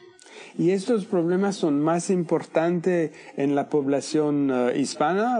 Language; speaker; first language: Spanish; non-native, fluent; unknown